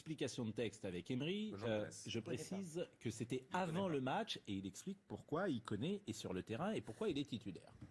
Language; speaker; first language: French; native; French